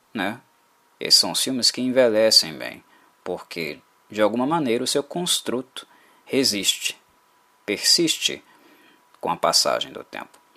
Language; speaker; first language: Portuguese; native; Portuguese